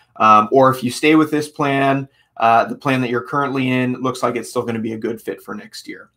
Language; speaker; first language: English; native; English